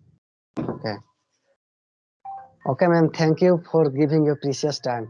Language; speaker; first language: English; non-native, learner; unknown